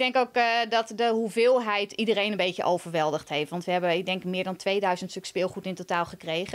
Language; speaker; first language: Dutch; native; Dutch